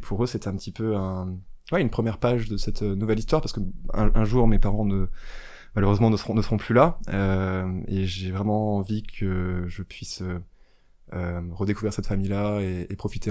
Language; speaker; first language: French; native; French